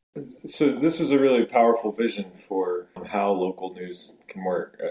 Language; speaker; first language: English; native; English